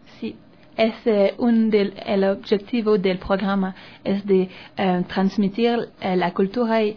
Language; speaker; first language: Spanish; non-native, learner; French